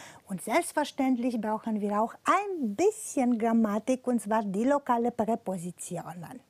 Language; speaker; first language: German; non-native, fluent; Romanian